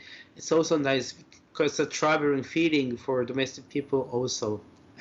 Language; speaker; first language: English; non-native, fluent; Japanese